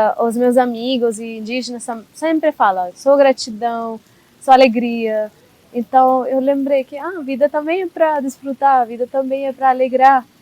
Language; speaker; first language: Portuguese; non-native, learner; Hindi